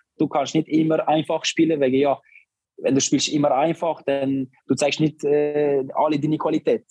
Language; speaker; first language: German; non-native, learner; Albanian